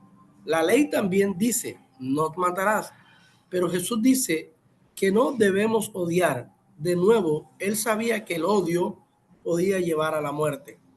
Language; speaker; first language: Spanish; native; Spanish